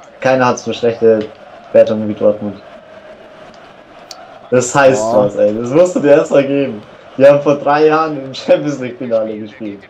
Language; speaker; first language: German; native; German